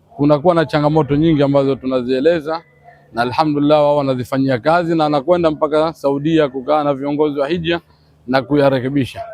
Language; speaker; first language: Swahili; native; Swahili